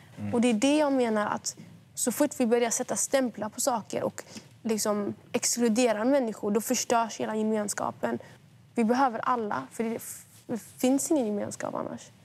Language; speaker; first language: Swedish; early bilingual, other home language; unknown